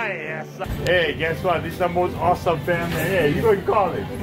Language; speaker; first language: English; native; English